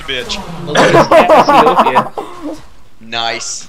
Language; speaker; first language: English; native; English